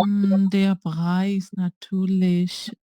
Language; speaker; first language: German; non-native, learner; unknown